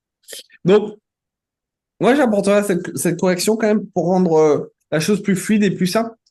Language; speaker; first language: French; native; French